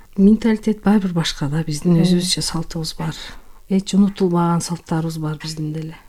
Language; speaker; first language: Kyrgyz; non-native, local second language; Turkish